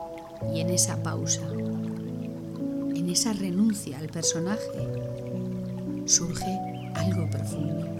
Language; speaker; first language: Spanish; native; Spanish